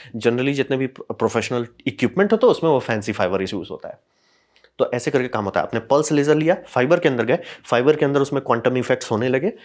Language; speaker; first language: Hindi; native; Hindi